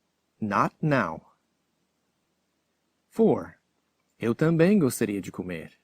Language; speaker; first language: Portuguese; non-native, fluent; English